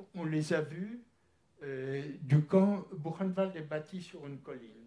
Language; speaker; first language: French; early bilingual, other home language; Polish